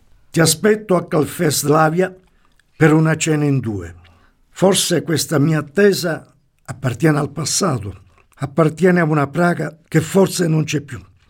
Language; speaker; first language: Italian; native; Italian